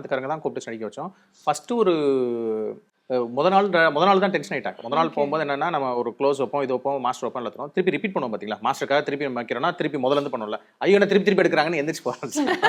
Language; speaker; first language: Tamil; native; Tamil